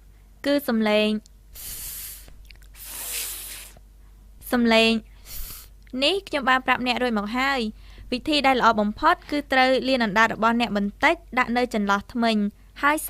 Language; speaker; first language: Khmer; native; Khmer